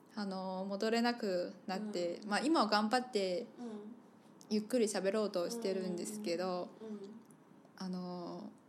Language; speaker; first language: Japanese; non-native, fluent; Chinese